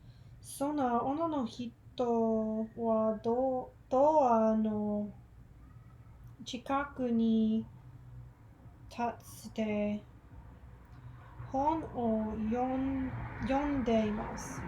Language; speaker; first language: Japanese; non-native, learner; English